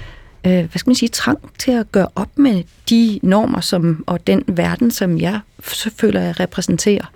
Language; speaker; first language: Danish; native; Danish